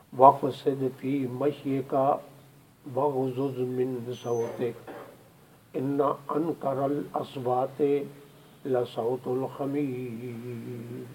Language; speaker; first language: Urdu; non-native, local second language; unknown